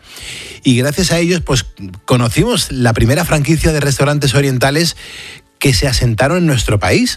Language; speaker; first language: Spanish; native; Spanish